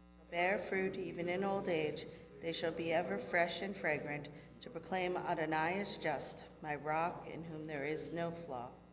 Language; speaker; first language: English; native; English